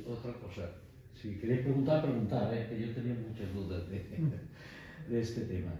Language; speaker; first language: Spanish; native; Spanish